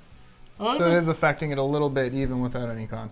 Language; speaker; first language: English; native; English